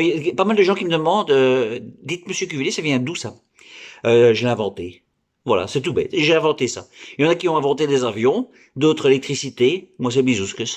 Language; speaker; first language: French; native; French